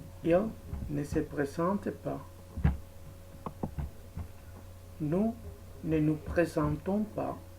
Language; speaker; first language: French; non-native, fluent; Spanish